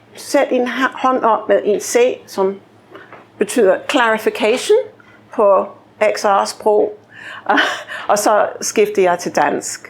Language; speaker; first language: Danish; non-native, fluent; English